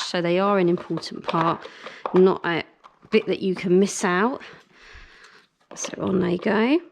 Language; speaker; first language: English; native; English